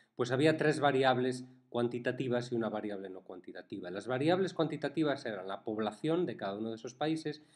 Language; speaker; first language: Spanish; native; Spanish